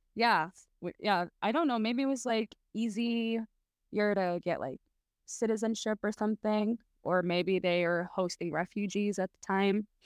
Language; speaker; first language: English; early bilingual, other home language; Arabic